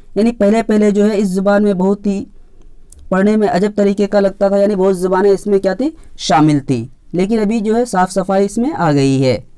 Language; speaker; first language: Urdu; native; Urdu